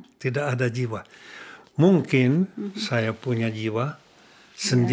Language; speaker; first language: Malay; non-native, learner; Czech